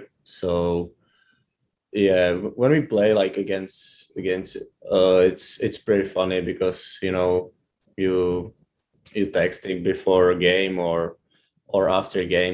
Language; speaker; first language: English; non-native, fluent; Czech